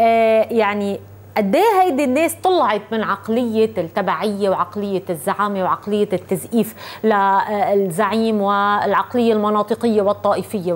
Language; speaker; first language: Arabic; native; Arabic